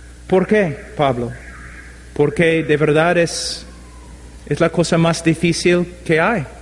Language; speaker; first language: Spanish; non-native, fluent; English